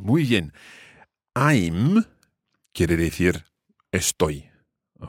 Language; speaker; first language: Spanish; non-native, fluent; English